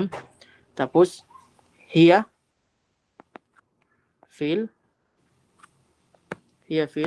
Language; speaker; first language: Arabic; non-native, fluent; Filipino